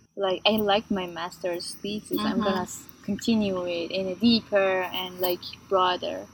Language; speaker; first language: English; non-native, fluent; Persian